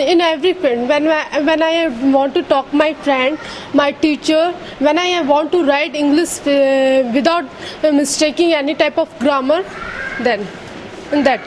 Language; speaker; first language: English; non-native, learner; Hindi